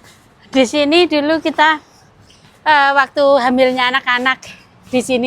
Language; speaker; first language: Indonesian; native; Indonesian